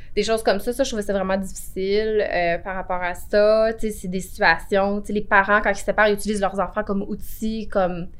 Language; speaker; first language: French; native; French